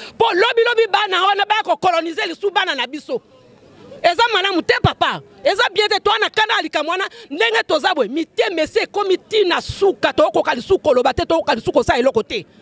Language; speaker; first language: Lingala; native; Lingala